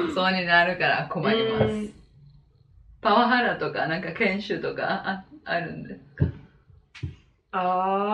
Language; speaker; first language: Japanese; non-native, fluent; Italian